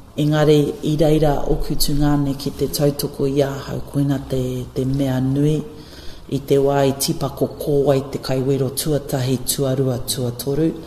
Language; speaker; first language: Māori; non-native, local second language; English